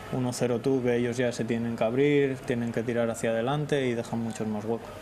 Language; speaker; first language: Spanish; native; Spanish